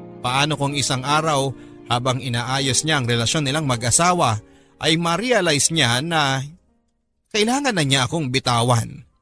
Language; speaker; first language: Filipino; native; Filipino